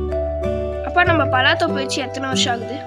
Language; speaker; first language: Tamil; native; Tamil